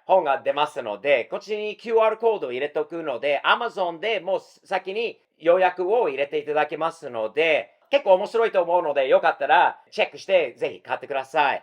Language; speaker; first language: Japanese; non-native, fluent; English